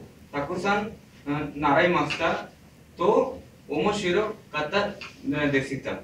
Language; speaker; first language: Japanese; non-native, learner; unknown